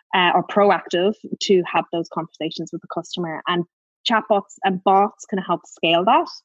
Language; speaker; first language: English; native; English